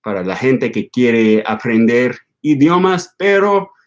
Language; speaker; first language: Spanish; non-native, fluent; English